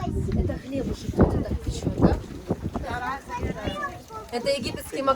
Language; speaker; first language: Russian; native; Russian